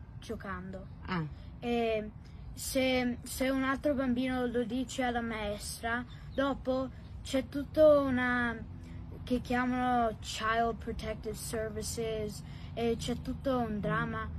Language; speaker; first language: Italian; early bilingual, heritage; Italian